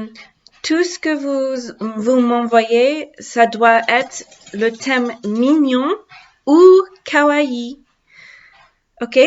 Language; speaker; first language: French; non-native, learner; English